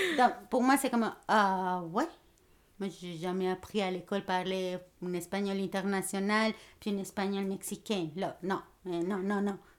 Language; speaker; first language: French; non-native, fluent; Spanish